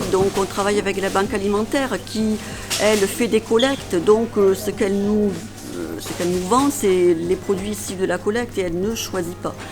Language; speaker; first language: French; native; French